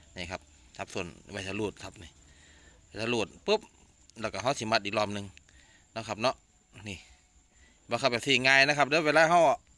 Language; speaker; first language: Thai; native; Thai